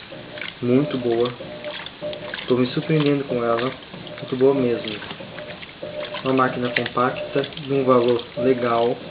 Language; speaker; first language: Portuguese; native; Portuguese